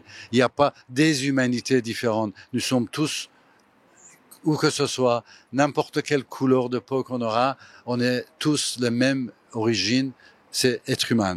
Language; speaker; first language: French; non-native, fluent; Persian